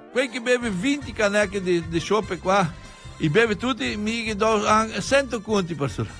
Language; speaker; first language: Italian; early bilingual, heritage; Venetian